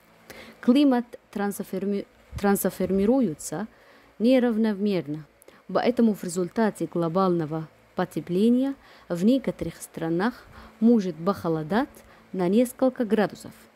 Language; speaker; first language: Russian; non-native, fluent; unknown